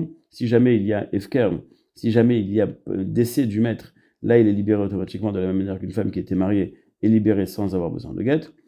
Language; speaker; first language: French; native; French